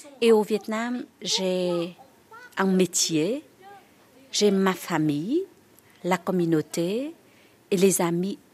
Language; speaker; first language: French; non-native, learner; Vietnamese